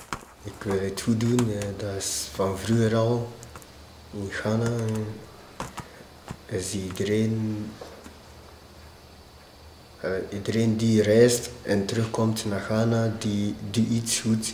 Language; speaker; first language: Dutch; non-native, fluent; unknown